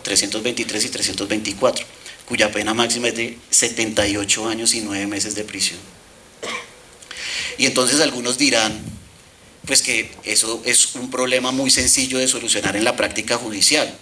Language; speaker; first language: Spanish; native; Spanish